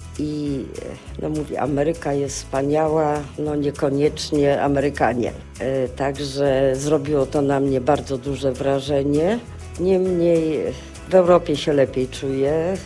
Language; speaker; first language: Polish; native; Polish